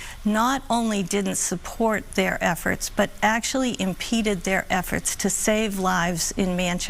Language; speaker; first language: English; native; English